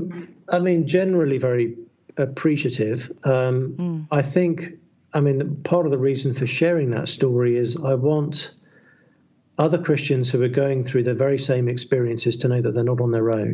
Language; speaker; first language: English; native; English